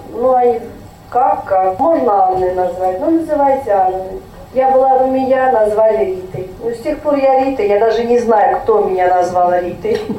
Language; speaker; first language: Russian; non-native, local second language; Tatar